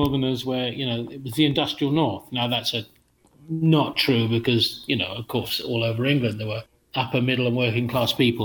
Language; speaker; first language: English; native; English